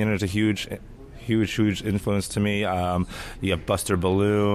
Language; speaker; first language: English; native; English